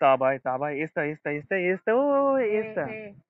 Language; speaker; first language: Portuguese; non-native, learner; Bangla